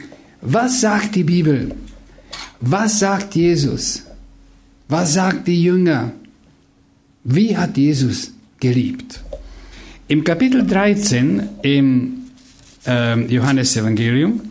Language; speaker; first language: German; non-native, fluent; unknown